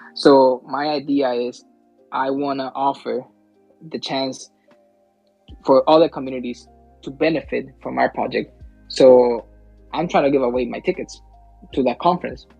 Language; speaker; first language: English; early bilingual, other home language; Spanish